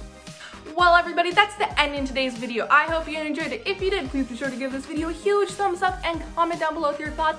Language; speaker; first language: English; native; English